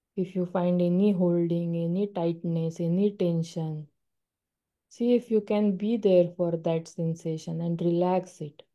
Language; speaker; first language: English; non-native, local second language; Marathi